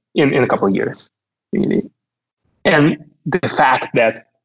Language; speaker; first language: English; non-native, fluent; Russian